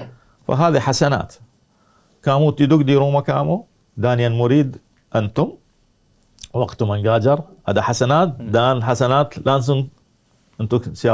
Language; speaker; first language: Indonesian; non-native, learner; Arabic